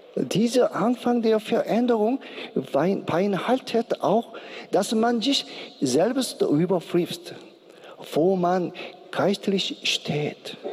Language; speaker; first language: German; non-native, learner; Korean